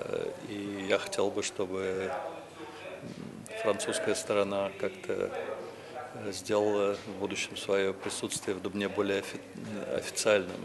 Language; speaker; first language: Russian; native; Russian